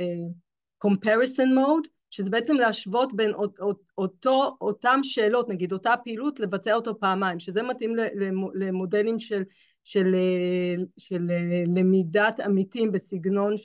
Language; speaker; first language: Hebrew; native; Hebrew